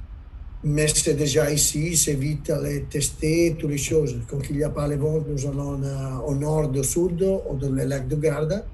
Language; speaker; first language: French; non-native, learner; Italian